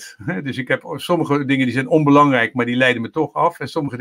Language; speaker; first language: Dutch; native; Dutch